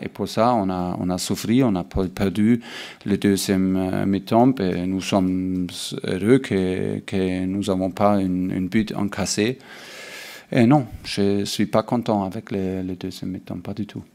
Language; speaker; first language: French; non-native, learner; German